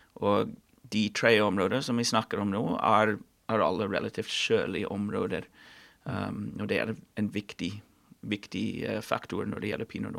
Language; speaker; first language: Norwegian; non-native, fluent; English